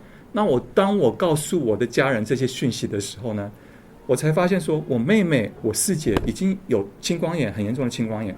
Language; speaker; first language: Chinese; native; Chinese